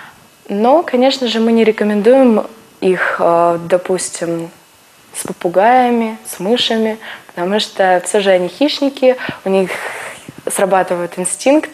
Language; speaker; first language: Russian; native; Russian